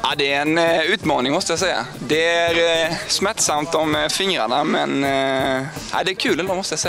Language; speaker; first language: Swedish; native; Swedish